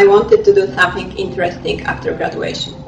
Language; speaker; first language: English; non-native, fluent; Polish